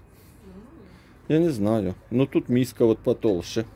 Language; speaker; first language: Russian; native; Russian